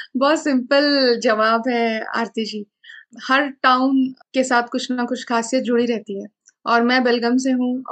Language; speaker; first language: Hindi; non-native, local second language; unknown